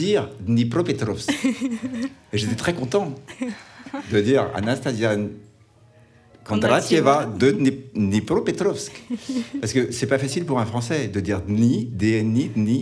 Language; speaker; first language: French; native; French